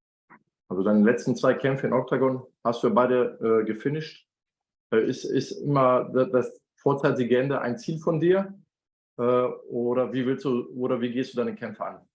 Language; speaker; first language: German; native; German